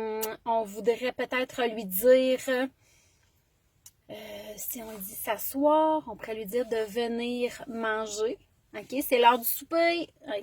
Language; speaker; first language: French; native; French